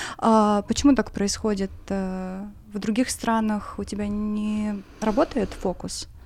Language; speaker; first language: Russian; native; Russian